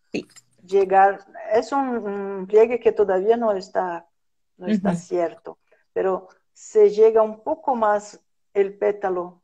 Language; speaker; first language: Spanish; non-native, fluent; Portuguese